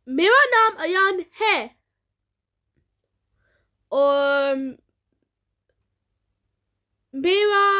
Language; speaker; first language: Hindi; early bilingual, heritage; Hindi